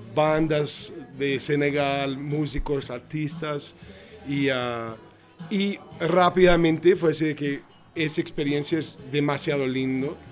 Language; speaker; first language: Spanish; non-native, fluent; English